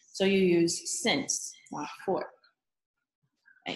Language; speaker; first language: English; early bilingual, other home language; Korean